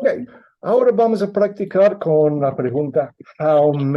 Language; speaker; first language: Spanish; non-native, fluent; English